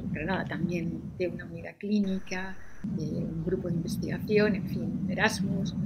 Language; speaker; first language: Spanish; native; Spanish